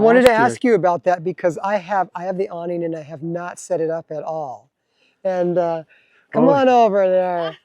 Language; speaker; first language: English; native; English